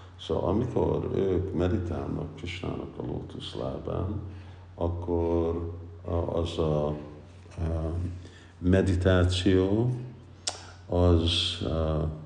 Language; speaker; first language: Hungarian; early bilingual, heritage; Hungarian